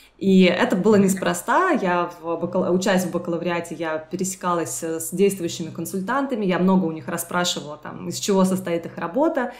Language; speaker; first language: Russian; native; Russian